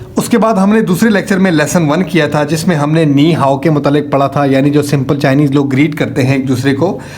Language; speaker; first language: Urdu; native; Urdu